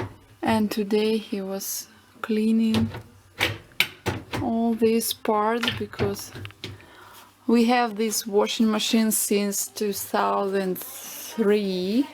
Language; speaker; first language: English; non-native, learner; Russian